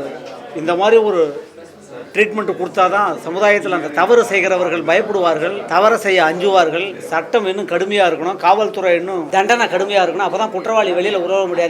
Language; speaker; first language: Tamil; native; Tamil